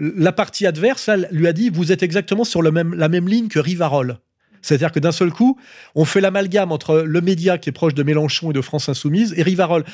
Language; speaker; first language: French; native; French